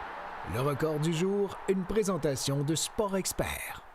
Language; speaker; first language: French; native; French